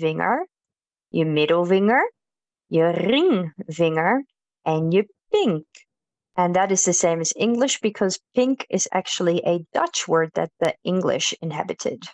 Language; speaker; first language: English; non-native, fluent; Dutch